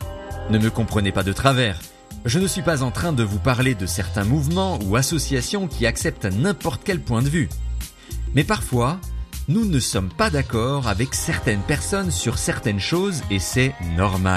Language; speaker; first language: French; native; French